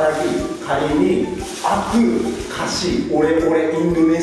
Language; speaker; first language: Indonesian; non-native, fluent; Japanese